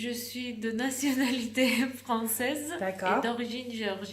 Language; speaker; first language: French; early bilingual, other home language; Georgian